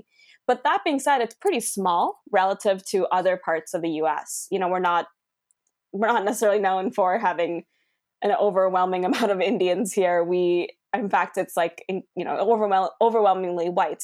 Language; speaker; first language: English; native; English